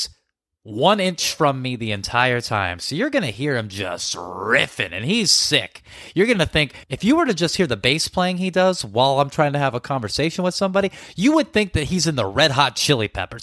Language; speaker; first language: English; native; English